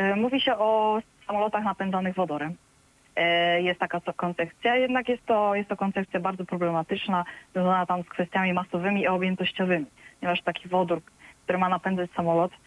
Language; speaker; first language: Polish; native; Polish